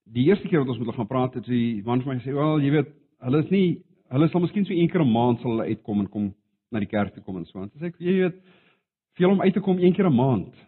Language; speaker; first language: Afrikaans; non-native, local second language; English